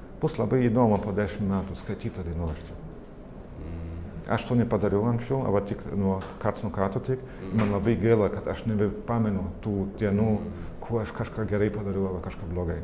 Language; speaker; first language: Lithuanian; non-native, fluent; German